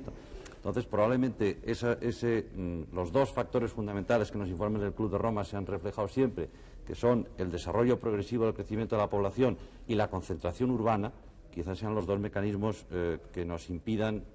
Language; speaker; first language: Spanish; native; Spanish